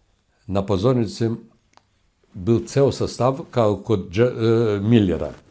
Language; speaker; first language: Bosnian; non-native, learner; Russian